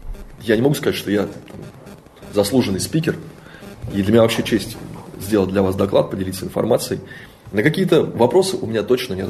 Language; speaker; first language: Russian; native; Russian